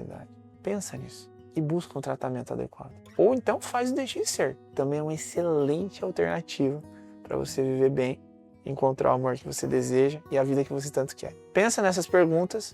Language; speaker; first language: Portuguese; native; Portuguese